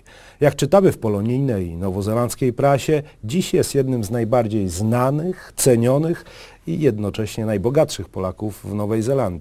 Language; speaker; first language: Polish; native; Polish